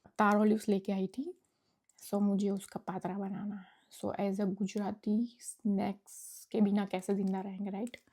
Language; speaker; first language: Hindi; non-native, local second language; Gujarati